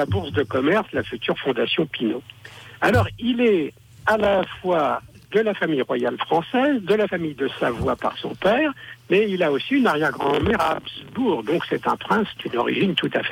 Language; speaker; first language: French; native; French